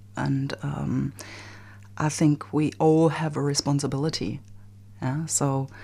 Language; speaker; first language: English; non-native, fluent; German